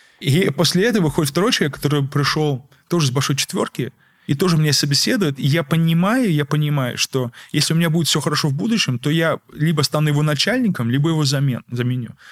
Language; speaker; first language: Russian; early bilingual, heritage; Russian